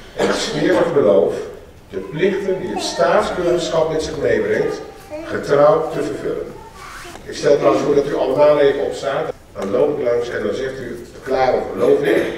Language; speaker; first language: Dutch; native; Dutch